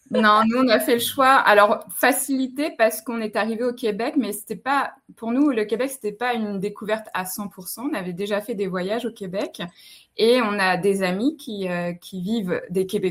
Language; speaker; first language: French; native; French